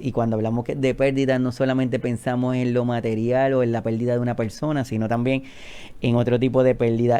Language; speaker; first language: Spanish; native; Spanish